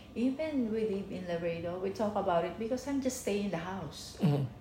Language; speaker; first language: English; non-native, local second language; Filipino